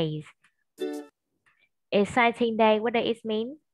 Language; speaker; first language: English; non-native, fluent; Vietnamese